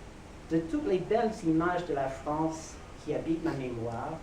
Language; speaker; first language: French; non-native, fluent; English